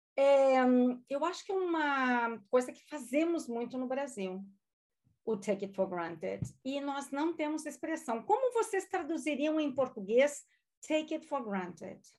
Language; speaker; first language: Portuguese; non-native, local second language; German